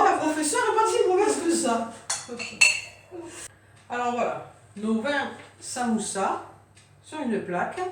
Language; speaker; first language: French; native; French